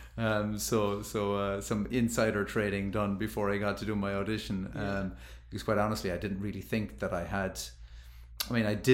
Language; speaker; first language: English; native; English